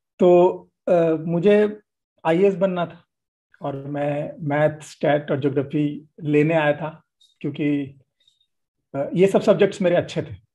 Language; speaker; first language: Hindi; native; Hindi